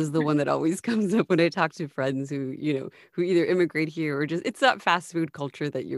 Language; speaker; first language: English; native; English